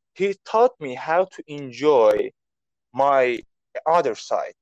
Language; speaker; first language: English; non-native, fluent; Persian